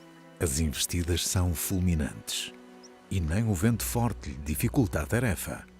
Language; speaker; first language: Portuguese; native; Portuguese